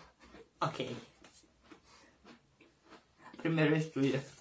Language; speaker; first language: Spanish; non-native, learner; Serbian